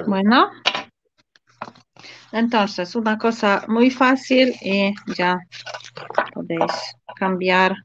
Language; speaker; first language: Spanish; non-native, fluent; Polish